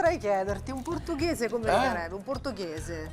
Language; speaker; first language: Italian; native; Italian